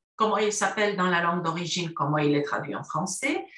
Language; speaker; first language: French; non-native, fluent; Romanian